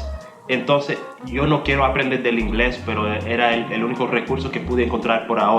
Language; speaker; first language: Spanish; non-native, fluent; English